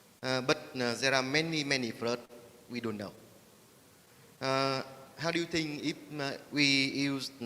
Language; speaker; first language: English; non-native, learner; Vietnamese